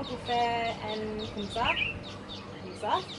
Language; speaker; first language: French; non-native, learner; English